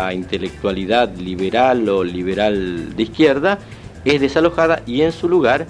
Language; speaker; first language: Spanish; native; Spanish